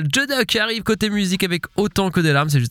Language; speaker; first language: French; native; French